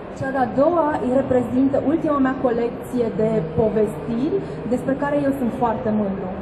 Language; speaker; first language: Romanian; native; Romanian